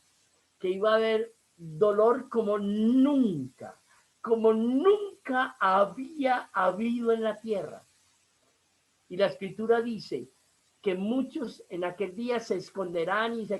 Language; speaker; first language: Spanish; native; Spanish